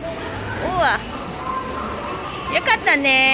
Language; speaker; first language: Japanese; native; Japanese